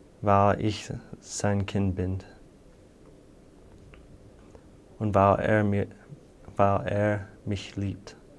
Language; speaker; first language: German; non-native, fluent; English